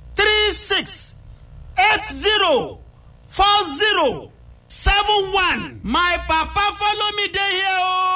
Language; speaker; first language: Nigerian Pidgin; native; Nigerian Pidgin